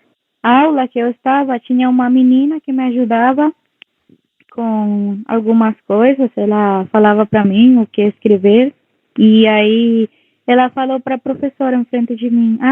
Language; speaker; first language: Portuguese; non-native, local second language; Spanish